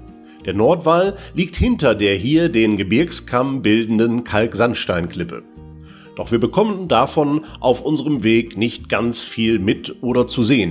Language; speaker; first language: German; native; German